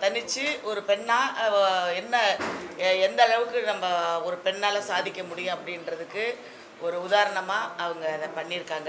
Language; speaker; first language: Tamil; native; Tamil